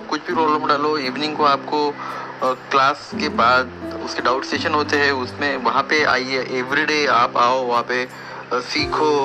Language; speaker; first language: Hindi; native; Hindi